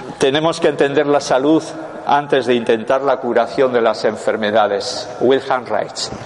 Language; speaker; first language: Spanish; non-native, local second language; Basque